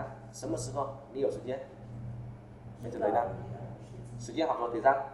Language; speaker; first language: Chinese; non-native, fluent; Vietnamese